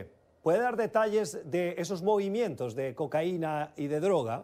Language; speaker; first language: Spanish; native; Spanish